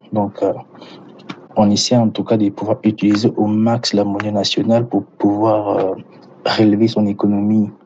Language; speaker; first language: French; non-native, local second language; Lingala